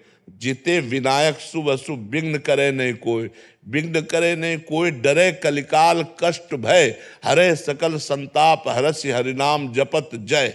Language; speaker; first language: Hindi; native; Hindi